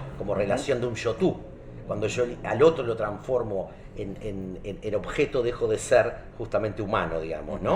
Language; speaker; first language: Spanish; native; Spanish